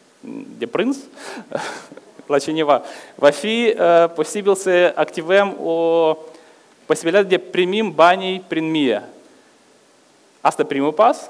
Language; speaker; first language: Romanian; non-native, local second language; Russian